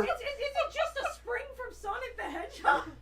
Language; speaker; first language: English; native; English